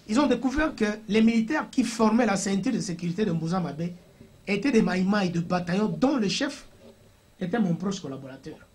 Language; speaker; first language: French; non-native, local second language; Swahili